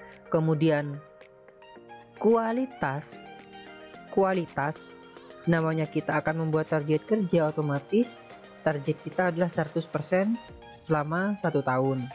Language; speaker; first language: Indonesian; native; Indonesian